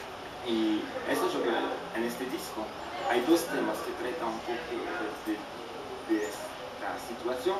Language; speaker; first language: Spanish; non-native, fluent; French